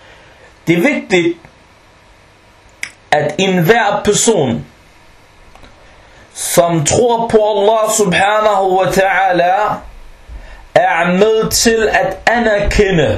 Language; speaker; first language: Danish; non-native, fluent; Arabic